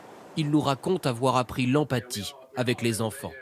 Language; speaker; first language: French; native; French